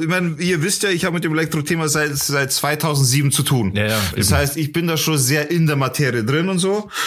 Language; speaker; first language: German; native; German